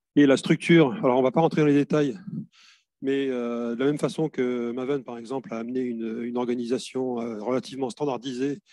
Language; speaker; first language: French; native; French